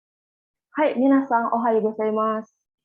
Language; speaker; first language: Japanese; non-native, fluent; Indonesian